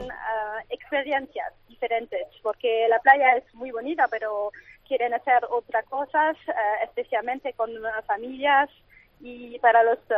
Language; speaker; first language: Spanish; non-native, fluent; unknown